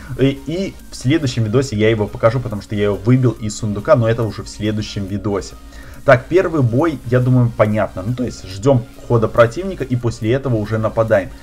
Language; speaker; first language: Russian; native; Russian